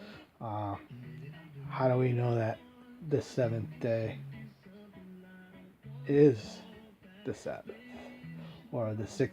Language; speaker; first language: English; native; English